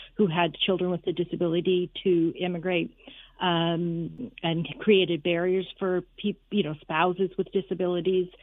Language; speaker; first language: English; native; English